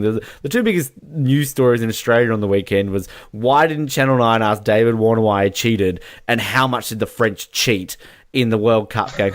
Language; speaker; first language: English; native; English